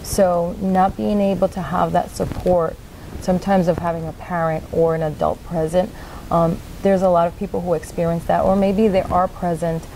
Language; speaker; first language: English; native; English